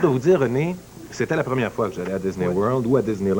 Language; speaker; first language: French; native; French